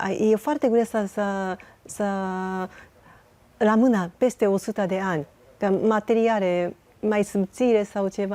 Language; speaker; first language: Romanian; non-native, learner; Japanese